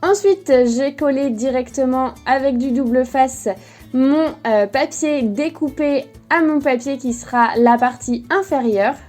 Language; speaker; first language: French; native; French